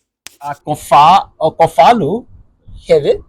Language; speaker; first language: Welsh; non-native, learner; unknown